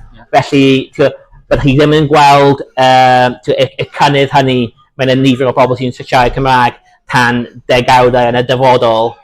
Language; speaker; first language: Welsh; non-native, local second language; English